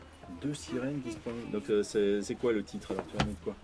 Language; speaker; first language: French; native; French